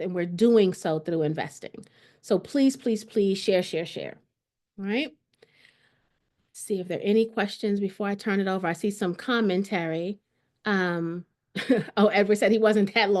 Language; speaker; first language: English; native; English